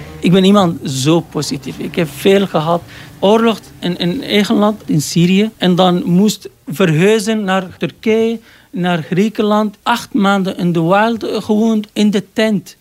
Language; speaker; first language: Dutch; non-native, learner; Arabic